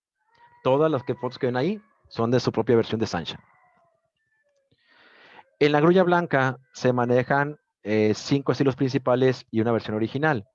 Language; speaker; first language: Spanish; native; Spanish